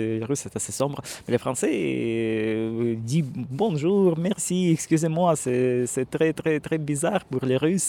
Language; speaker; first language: French; non-native, fluent; Russian